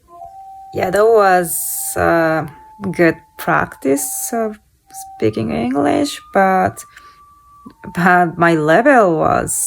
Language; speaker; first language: English; non-native, fluent; Japanese